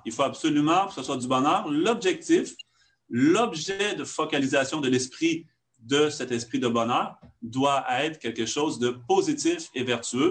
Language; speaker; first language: French; native; French